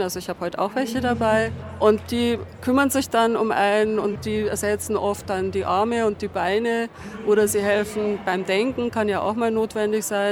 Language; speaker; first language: German; native; German